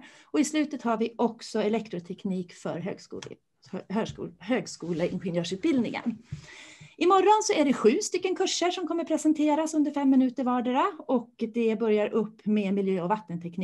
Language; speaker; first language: Swedish; native; Swedish